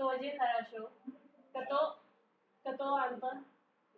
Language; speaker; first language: Russian; non-native, learner; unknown